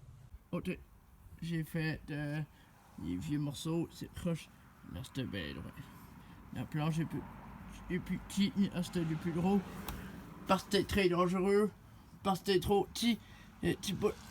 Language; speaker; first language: French; non-native, learner; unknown